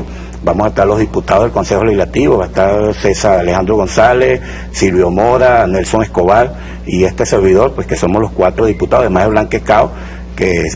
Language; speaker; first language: Spanish; native; Spanish